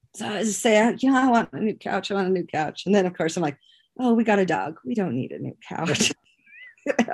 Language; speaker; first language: English; native; English